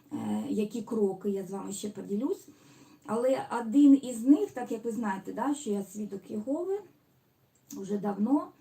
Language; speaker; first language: Ukrainian; non-native, local second language; Russian